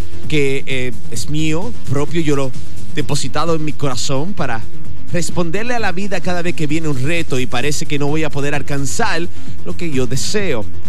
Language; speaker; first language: Spanish; native; Spanish